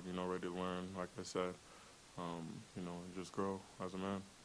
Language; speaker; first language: English; native; English